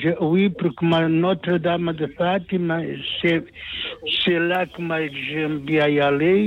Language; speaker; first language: French; non-native, learner; Portuguese